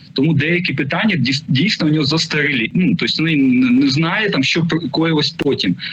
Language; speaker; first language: Ukrainian; non-native, local second language; Russian